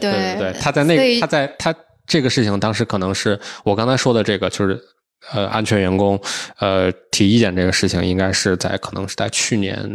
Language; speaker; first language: Chinese; native; Chinese